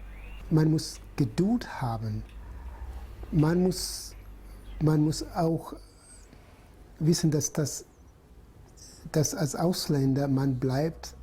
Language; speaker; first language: German; non-native, fluent; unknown